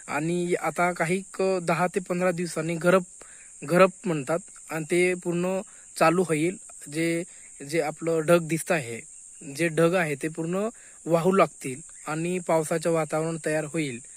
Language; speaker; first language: Marathi; non-native, local second language; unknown